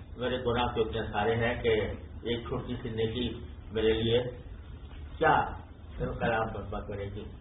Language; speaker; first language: Urdu; native; Urdu